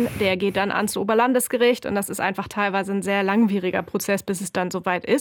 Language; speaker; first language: German; native; German